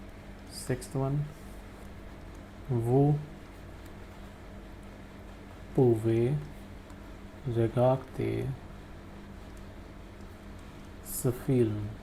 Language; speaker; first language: French; non-native, fluent; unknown